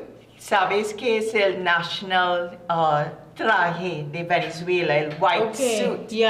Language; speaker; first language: Spanish; non-native, learner; English